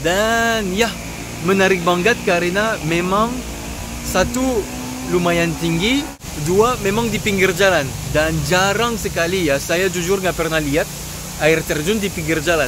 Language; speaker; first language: Indonesian; non-native, fluent; French